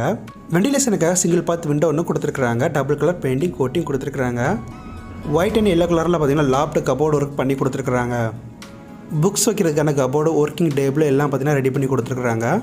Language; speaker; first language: Tamil; native; Tamil